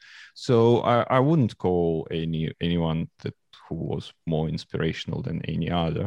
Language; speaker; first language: English; non-native, fluent; Russian